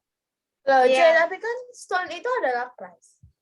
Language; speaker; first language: Indonesian; native; Indonesian